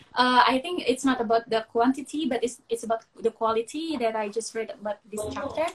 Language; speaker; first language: English; non-native, local second language; Indonesian